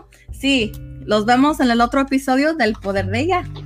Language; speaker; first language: Spanish; early bilingual, heritage; Spanish